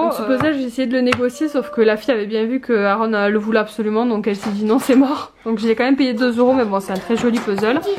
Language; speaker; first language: French; native; French